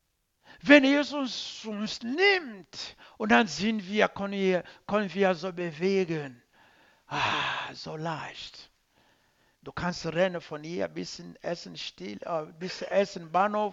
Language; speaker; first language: German; non-native, learner; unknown